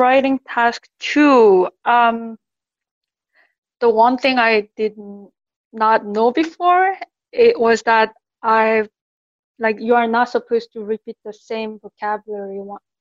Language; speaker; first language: English; non-native, fluent; Korean